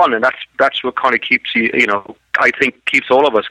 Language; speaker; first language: English; native; English